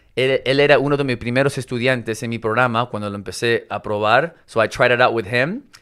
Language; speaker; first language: Spanish; non-native, local second language; English